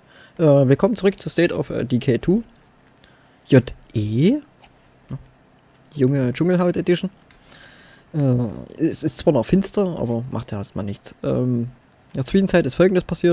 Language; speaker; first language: German; native; German